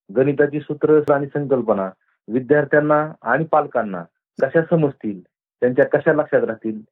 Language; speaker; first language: Marathi; native; Marathi